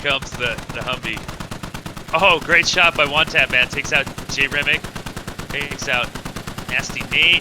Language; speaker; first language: English; native; English